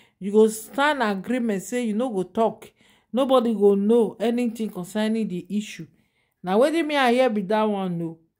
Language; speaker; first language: Nigerian Pidgin; non-native, local second language; Yoruba